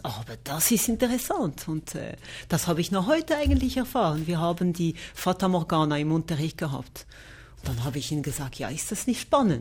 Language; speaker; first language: German; non-native, local second language; French